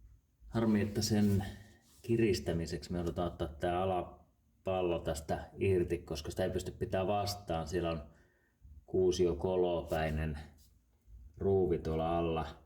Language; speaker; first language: Finnish; native; Finnish